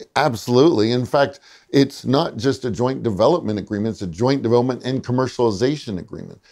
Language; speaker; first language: English; native; English